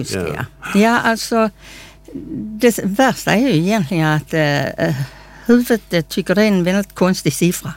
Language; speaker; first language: Swedish; native; Swedish